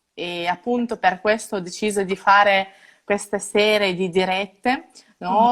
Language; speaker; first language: Italian; non-native, fluent; Russian